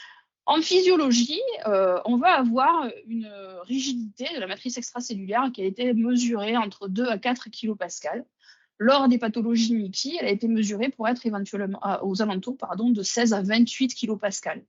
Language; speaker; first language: French; native; French